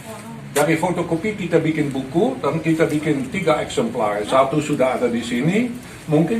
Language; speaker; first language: Indonesian; non-native, fluent; Dutch